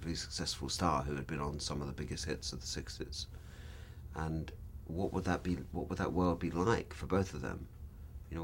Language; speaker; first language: English; native; English